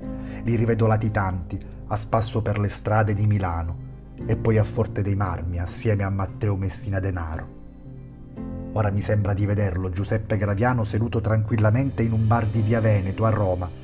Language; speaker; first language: Italian; native; Italian